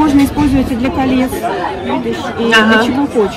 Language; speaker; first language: Russian; native; Russian